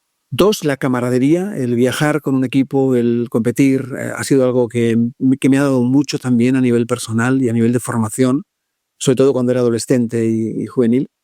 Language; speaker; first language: Spanish; native; Spanish